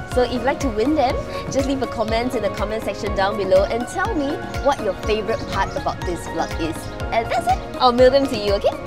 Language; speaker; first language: English; non-native, local second language; Chinese